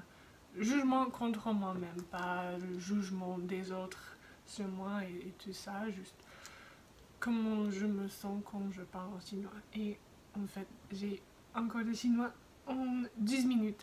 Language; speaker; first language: French; non-native, fluent; English